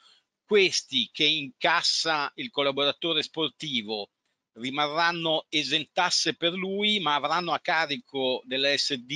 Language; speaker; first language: Italian; native; Italian